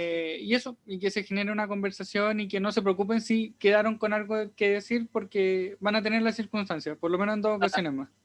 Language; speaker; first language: Spanish; native; Spanish